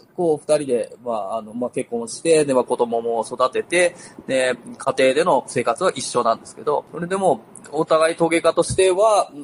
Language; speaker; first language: Japanese; native; Japanese